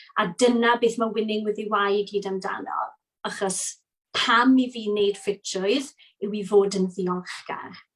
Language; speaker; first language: Welsh; native; Welsh